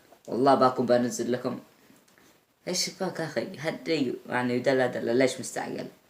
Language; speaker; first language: Arabic; native; Arabic